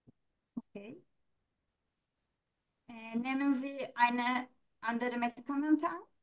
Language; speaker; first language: German; non-native, learner; Turkish